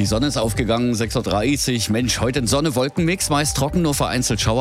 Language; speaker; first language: German; native; German